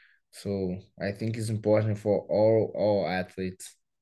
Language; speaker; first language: English; non-native, fluent; Portuguese